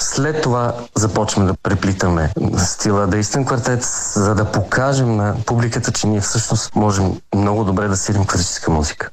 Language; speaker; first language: Bulgarian; native; Bulgarian